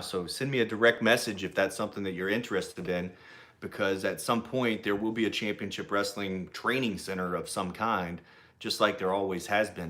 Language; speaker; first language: English; native; English